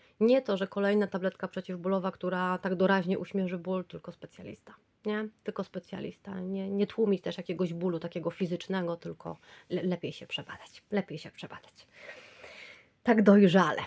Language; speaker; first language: Polish; native; Polish